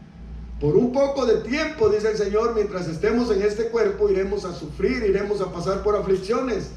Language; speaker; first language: Spanish; native; Spanish